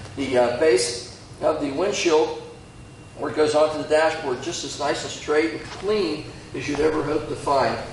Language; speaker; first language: English; native; English